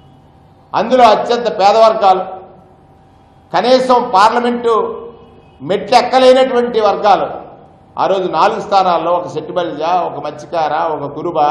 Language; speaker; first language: Telugu; native; Telugu